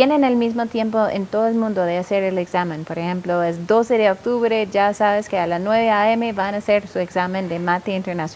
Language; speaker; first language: Spanish; non-native, fluent; English